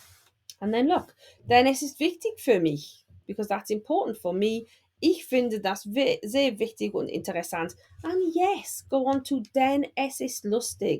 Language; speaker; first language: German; non-native, fluent; English